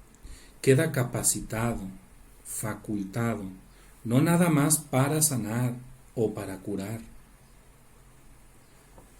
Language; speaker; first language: Spanish; native; Spanish